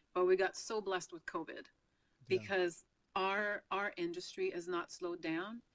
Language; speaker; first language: English; non-native, fluent; French